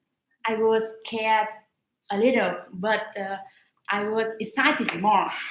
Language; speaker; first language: English; non-native, learner; Vietnamese